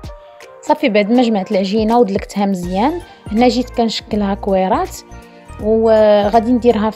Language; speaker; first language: Arabic; native; Arabic